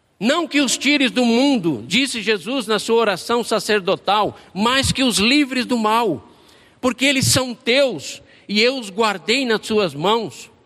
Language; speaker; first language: Portuguese; native; Portuguese